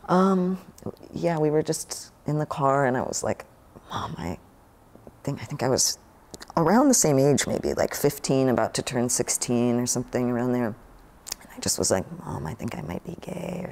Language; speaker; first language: English; native; English